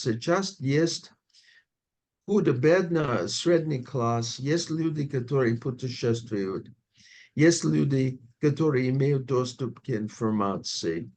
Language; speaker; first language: Russian; non-native, fluent; English